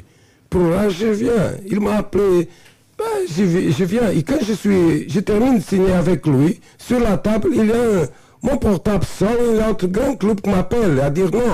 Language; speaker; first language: French; non-native, fluent; Portuguese